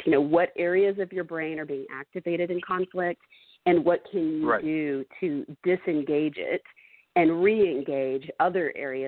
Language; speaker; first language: English; native; English